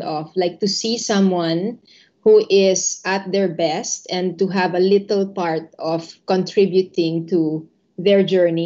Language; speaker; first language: English; non-native, local second language; Filipino